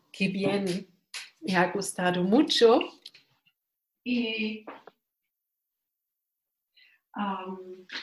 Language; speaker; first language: Spanish; non-native, learner; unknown